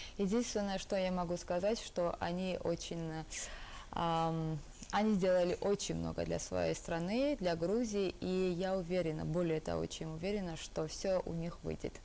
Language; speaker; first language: Russian; non-native, local second language; Georgian